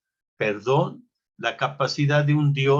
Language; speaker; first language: Spanish; native; Spanish